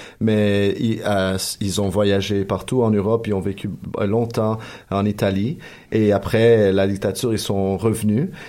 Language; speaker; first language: French; early bilingual, other home language; Spanish